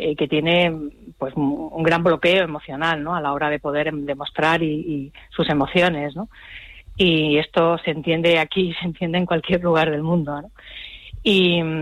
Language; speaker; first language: Spanish; native; Spanish